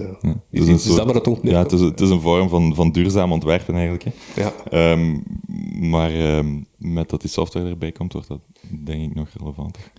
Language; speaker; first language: Dutch; native; Dutch